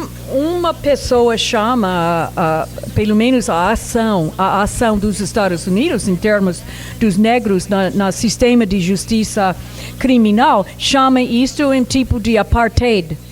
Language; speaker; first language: Portuguese; non-native, fluent; English